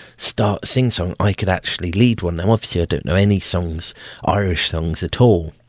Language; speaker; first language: English; native; English